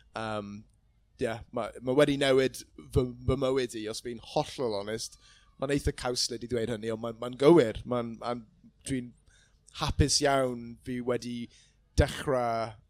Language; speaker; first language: Welsh; non-native, local second language; English